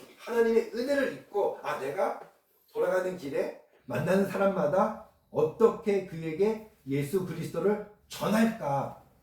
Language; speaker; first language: Korean; native; Korean